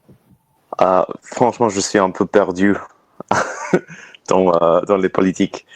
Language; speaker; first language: French; non-native, learner; English